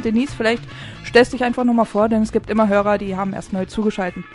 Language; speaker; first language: German; native; German